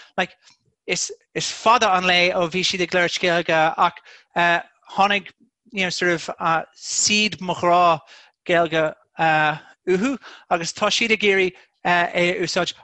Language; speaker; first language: Irish; non-native, local second language; English